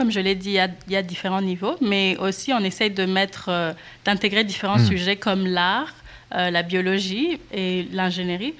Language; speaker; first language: French; non-native, local second language; Kinyarwanda